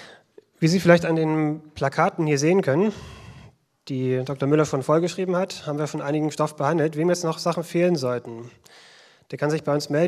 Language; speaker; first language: German; native; German